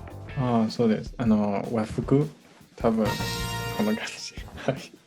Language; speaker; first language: Japanese; non-native, learner; Chinese